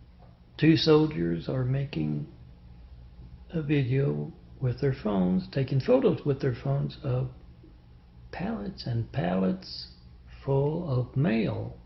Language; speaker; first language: English; native; English